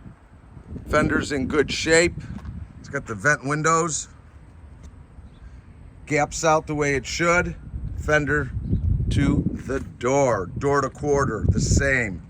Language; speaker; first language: English; native; English